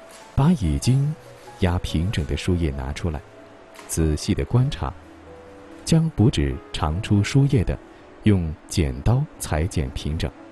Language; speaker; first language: Chinese; native; Chinese